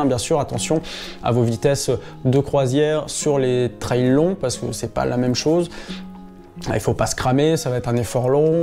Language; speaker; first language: French; native; French